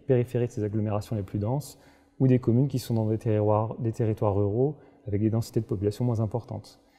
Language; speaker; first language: French; native; French